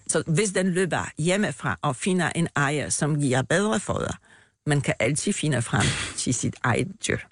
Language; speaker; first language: Danish; non-native, fluent; Polish